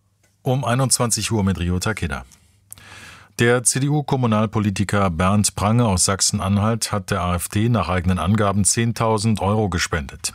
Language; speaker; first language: German; native; German